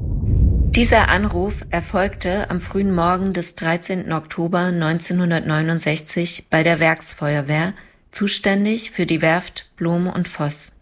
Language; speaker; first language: German; native; German